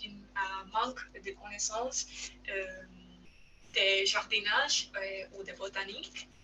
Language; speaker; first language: French; non-native, learner; Spanish